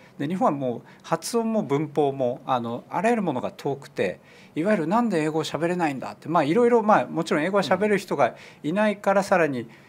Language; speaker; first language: Japanese; native; Japanese